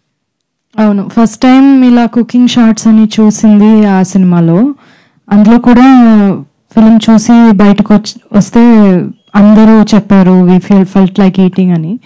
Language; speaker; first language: Telugu; non-native, fluent; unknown